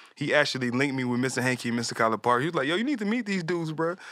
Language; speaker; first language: English; native; English